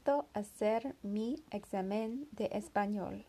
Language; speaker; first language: Spanish; non-native, learner; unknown